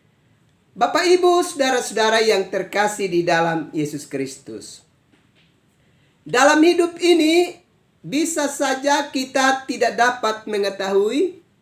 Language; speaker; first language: Indonesian; native; Indonesian